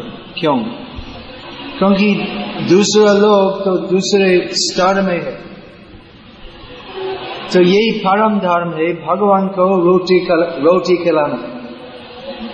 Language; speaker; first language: Hindi; non-native, learner; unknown